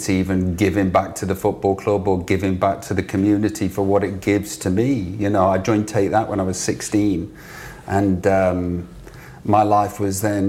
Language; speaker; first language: English; native; English